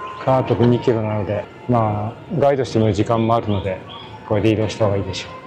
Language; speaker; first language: Japanese; native; Japanese